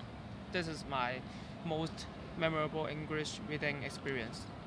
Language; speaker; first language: English; non-native, learner; Cantonese